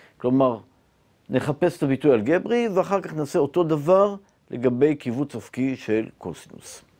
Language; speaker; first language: Hebrew; native; Hebrew